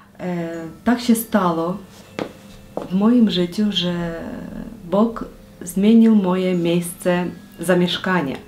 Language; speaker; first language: Polish; non-native, learner; Ukrainian